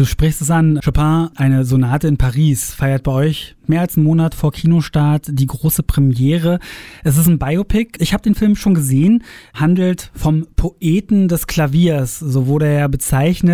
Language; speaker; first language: German; native; German